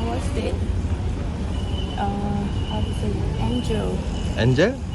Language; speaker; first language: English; non-native, learner; Thai